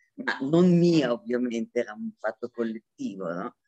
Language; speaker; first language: Italian; non-native, fluent; Hebrew